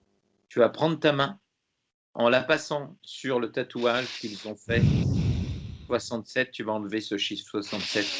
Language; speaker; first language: French; native; French